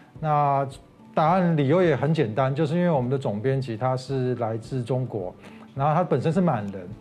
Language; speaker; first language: Chinese; native; Chinese